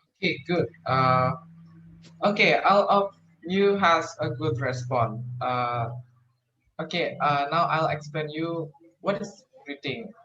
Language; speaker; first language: English; non-native, learner; Indonesian